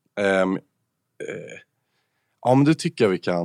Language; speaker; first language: Swedish; native; Swedish